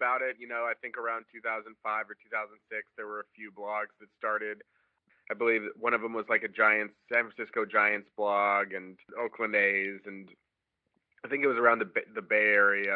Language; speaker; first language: English; native; English